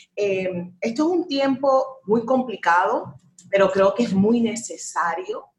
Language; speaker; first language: Spanish; early bilingual, heritage; Spanish